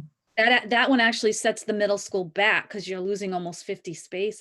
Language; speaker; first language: English; native; English